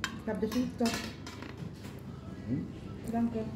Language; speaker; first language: German; non-native, learner; Filipino